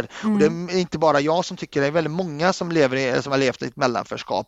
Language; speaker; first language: Swedish; early bilingual, other home language; Arabic